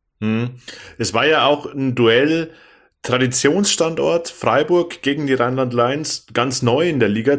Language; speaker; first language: German; native; German